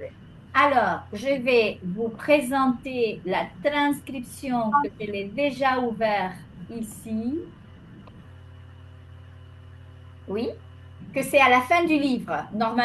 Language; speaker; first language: French; non-native, fluent; Spanish